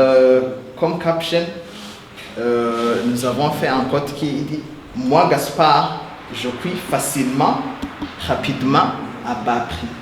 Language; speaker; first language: French; non-native, local second language; Rundi